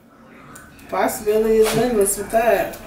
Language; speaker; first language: English; native; English